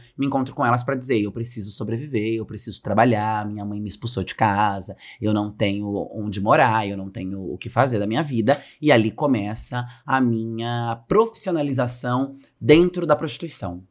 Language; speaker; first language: Portuguese; native; Portuguese